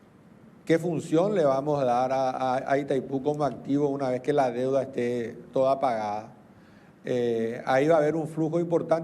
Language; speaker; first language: Spanish; native; Spanish